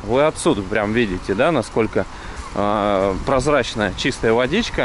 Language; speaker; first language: Russian; native; Russian